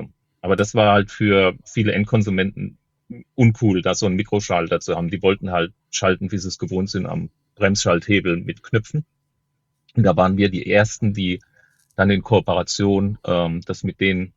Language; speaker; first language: German; native; German